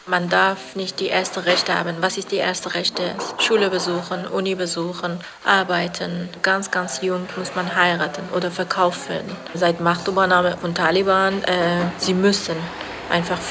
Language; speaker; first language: German; non-native, fluent; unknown